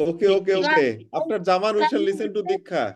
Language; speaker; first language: English; non-native, fluent; Bangla